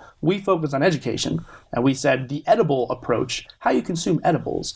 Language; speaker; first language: English; native; English